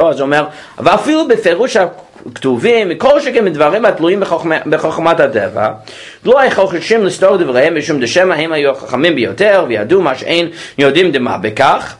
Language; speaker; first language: Hebrew; non-native, fluent; English